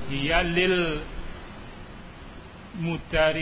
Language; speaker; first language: Arabic; non-native, learner; Indonesian